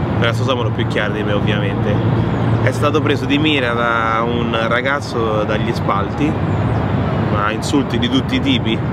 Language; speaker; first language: Italian; early bilingual, other home language; French